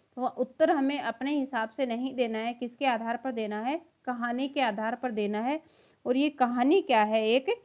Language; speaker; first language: Hindi; native; Hindi